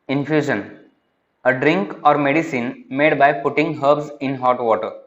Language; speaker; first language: English; non-native, local second language; Marathi